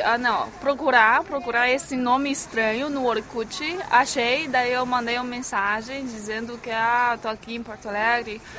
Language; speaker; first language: Portuguese; non-native, fluent; Chinese